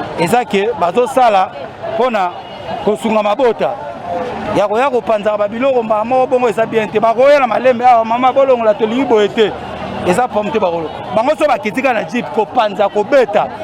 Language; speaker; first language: Lingala; native; Lingala